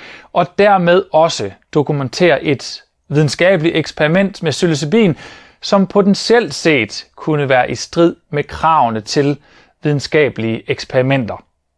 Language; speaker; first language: Danish; native; Danish